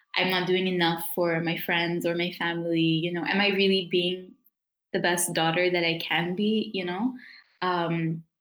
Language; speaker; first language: English; native; English